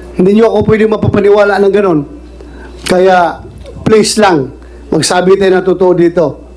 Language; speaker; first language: Filipino; non-native, local second language; Cebuano